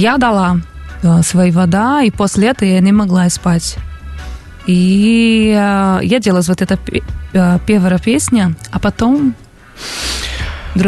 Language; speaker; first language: Russian; non-native, learner; Portuguese